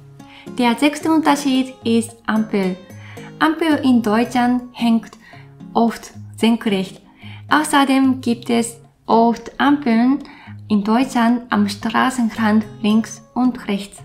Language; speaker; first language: German; non-native, fluent; Japanese